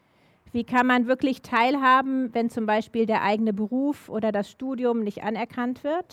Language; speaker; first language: German; native; German